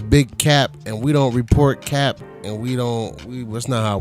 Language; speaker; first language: English; native; English